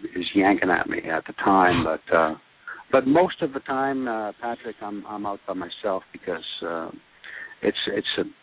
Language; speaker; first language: English; early bilingual, other home language; French